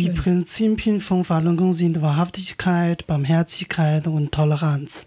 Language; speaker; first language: German; non-native, learner; Chinese